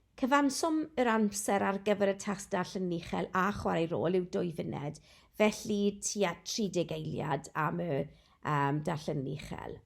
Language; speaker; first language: Welsh; non-native, local second language; English